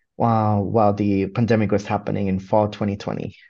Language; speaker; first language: English; non-native, fluent; Spanish